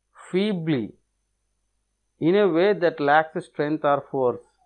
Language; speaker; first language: English; non-native, local second language; Telugu